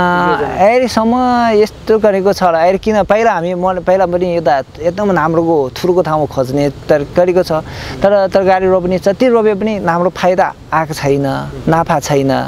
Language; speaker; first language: Nepali; non-native, learner; Chinese